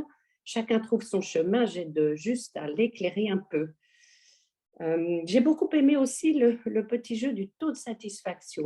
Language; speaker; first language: French; native; French